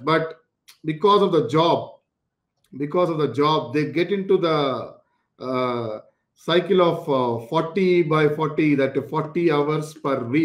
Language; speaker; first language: English; non-native, local second language; Telugu